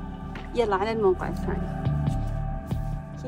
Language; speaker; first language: Arabic; non-native, learner; Bangla